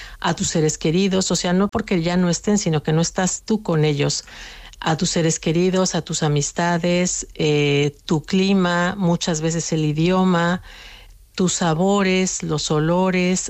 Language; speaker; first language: Spanish; native; Spanish